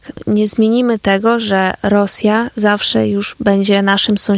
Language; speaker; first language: Polish; non-native, fluent; Ukrainian